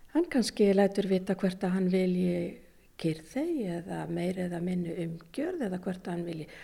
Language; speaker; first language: Icelandic; native; Icelandic